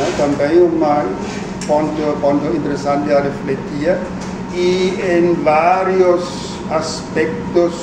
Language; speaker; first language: Portuguese; non-native, fluent; German